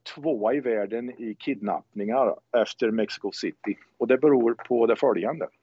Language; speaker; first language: Swedish; native; Swedish